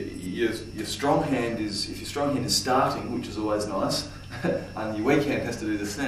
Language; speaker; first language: English; native; English